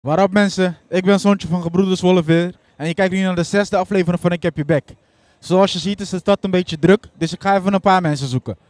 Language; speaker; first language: Dutch; native; Dutch